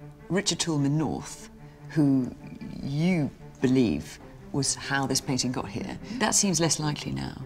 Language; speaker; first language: English; native; English